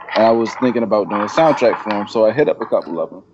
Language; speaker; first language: English; native; English